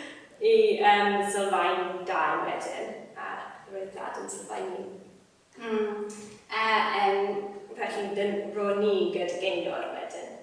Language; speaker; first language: Welsh; non-native, learner; English